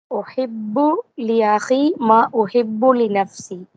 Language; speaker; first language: Arabic; non-native, learner; Tamil